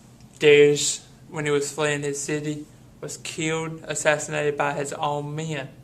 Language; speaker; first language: English; native; English